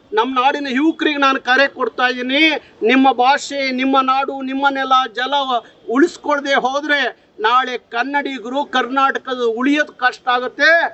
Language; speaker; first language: Kannada; native; Kannada